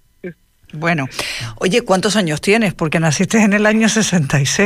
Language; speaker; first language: Spanish; native; Spanish